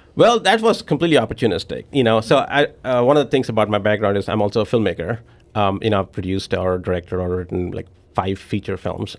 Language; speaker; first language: English; non-native, local second language; Hindi